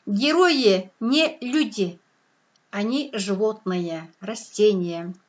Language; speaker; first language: Russian; non-native, local second language; Kyrgyz